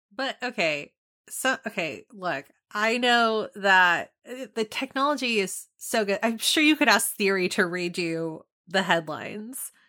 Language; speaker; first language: English; early bilingual, other home language; Spanish